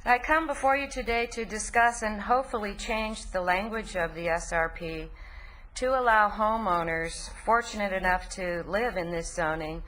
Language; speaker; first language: English; native; English